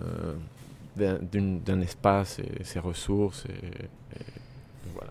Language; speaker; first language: French; non-native, fluent; Spanish